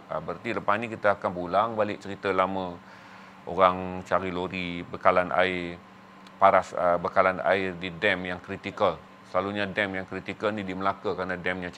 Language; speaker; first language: Malay; native; Malay